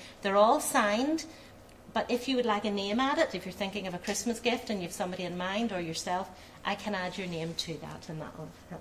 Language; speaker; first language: English; native; English